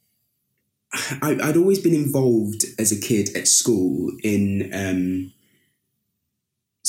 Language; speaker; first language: English; native; English